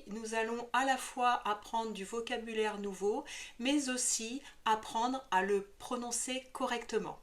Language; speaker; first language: French; native; French